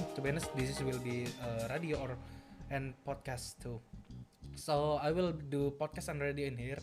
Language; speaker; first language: English; non-native, learner; Indonesian